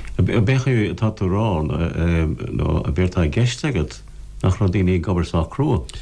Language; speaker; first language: Irish; native; Irish